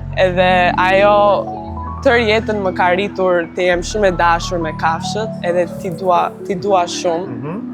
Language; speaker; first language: Albanian; native; Albanian